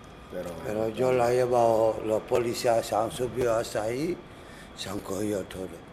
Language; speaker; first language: Spanish; non-native, learner; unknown